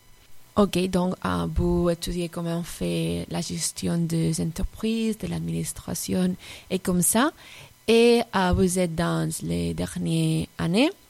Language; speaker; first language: French; non-native, fluent; Spanish